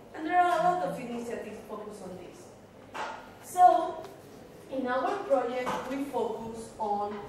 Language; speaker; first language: English; non-native, fluent; Spanish